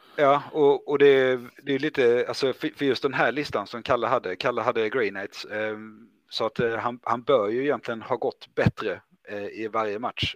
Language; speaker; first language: Swedish; native; Swedish